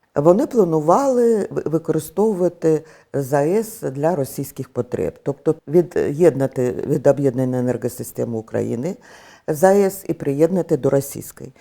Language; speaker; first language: Ukrainian; native; Ukrainian